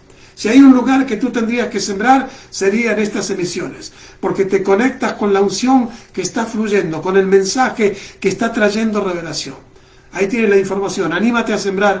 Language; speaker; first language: Spanish; native; Spanish